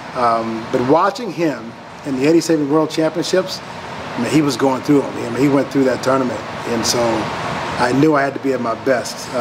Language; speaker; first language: English; native; English